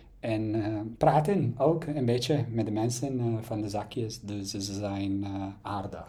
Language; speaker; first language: Dutch; non-native, learner; Italian